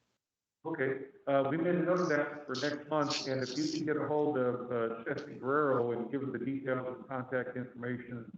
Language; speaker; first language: English; native; English